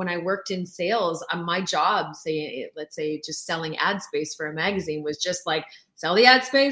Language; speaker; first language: English; non-native, fluent; French